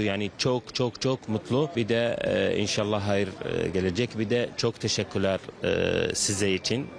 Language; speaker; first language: Turkish; non-native, learner; Arabic